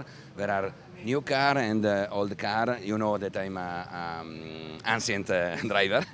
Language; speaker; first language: English; non-native, learner; Italian